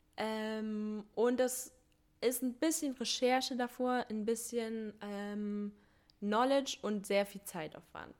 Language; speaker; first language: German; early bilingual, other home language; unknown